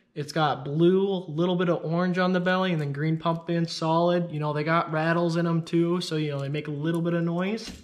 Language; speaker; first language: English; native; English